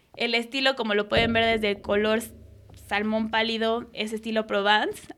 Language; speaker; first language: Spanish; native; Spanish